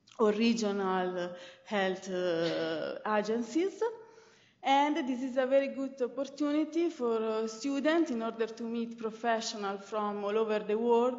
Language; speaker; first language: English; non-native, fluent; Italian